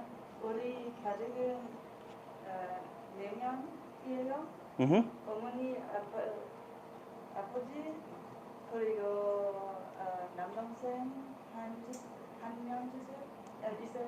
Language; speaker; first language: Korean; non-native, learner; German